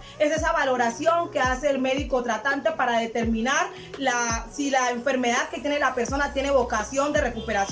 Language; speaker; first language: Spanish; native; Spanish